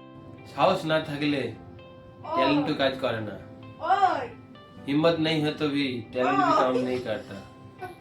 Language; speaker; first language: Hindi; non-native, local second language; Bangla